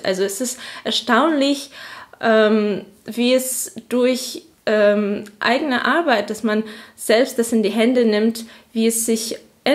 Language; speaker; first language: German; non-native, fluent; Azerbaijani